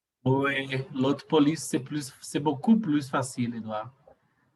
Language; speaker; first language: French; non-native, learner; Portuguese